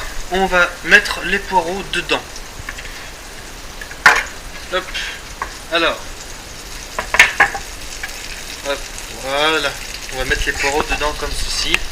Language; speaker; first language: French; native; French